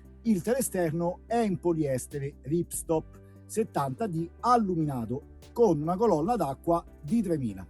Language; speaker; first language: Italian; native; Italian